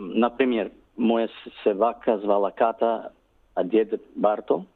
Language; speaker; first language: Serbian; non-native, learner; English